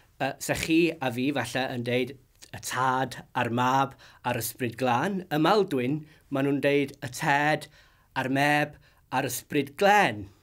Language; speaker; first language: Welsh; native; Welsh